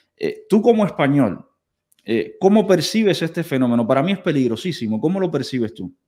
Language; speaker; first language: Spanish; native; Spanish